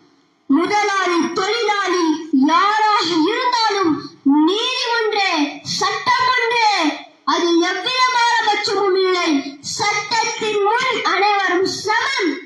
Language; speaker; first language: Tamil; native; Tamil